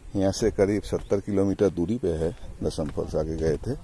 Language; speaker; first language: Hindi; non-native, local second language; Bangla